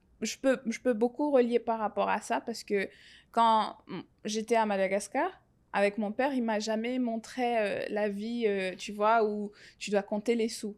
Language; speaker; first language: French; native; French